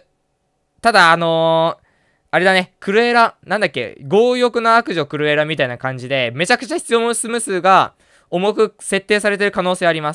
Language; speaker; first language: Japanese; native; Japanese